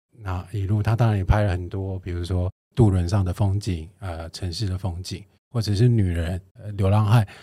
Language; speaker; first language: Chinese; native; Chinese